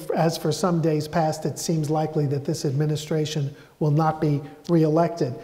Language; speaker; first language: English; native; English